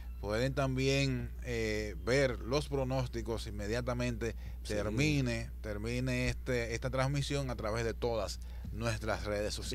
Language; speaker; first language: Spanish; native; Spanish